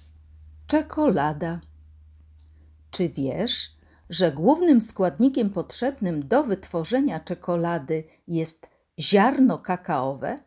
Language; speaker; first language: Polish; native; Polish